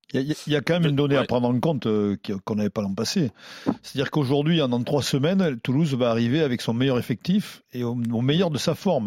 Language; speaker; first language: French; native; French